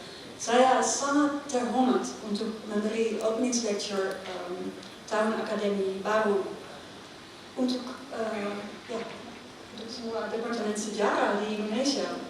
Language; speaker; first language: Indonesian; non-native, learner; Dutch